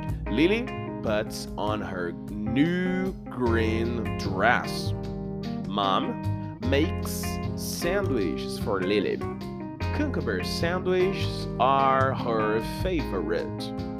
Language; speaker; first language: English; non-native, fluent; Portuguese